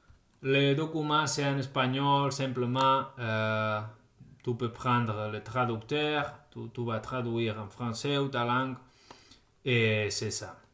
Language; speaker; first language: French; non-native, fluent; Spanish